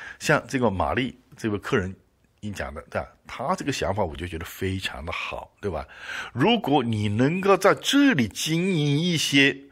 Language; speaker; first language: Chinese; native; Chinese